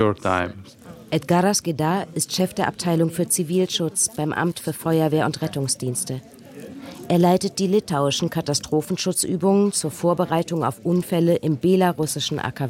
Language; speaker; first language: German; native; German